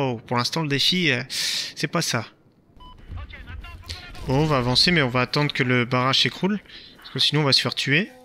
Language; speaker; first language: French; native; French